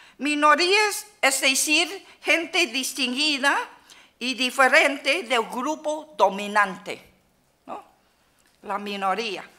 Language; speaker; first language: Spanish; non-native, fluent; Chinese